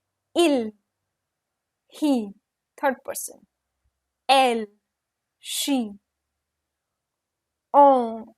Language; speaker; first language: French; non-native, fluent; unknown